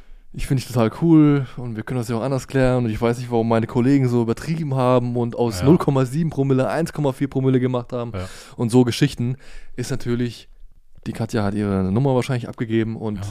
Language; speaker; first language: German; native; German